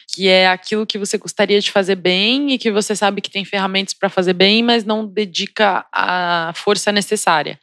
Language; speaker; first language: Portuguese; native; Portuguese